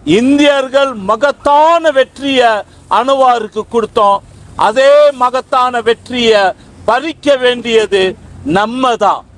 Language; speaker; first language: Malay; non-native, local second language; Tamil